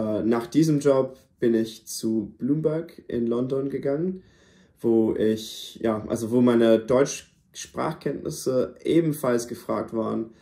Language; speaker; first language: German; non-native, fluent; English